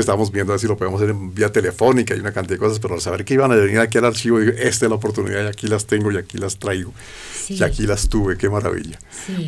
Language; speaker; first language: Spanish; native; Spanish